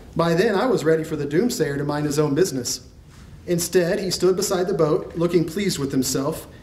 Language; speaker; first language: English; native; English